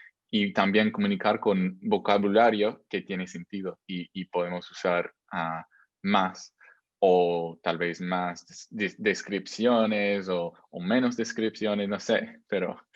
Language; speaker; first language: Spanish; non-native, fluent; English